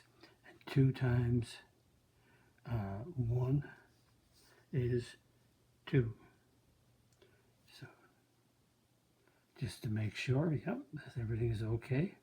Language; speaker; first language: English; native; English